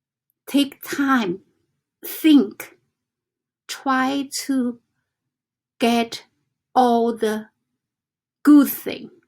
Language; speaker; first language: English; non-native, fluent; Chinese